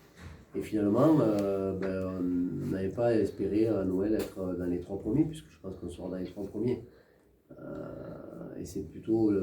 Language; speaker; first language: French; native; French